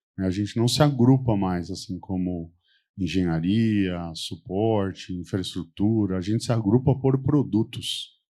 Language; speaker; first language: Portuguese; native; Portuguese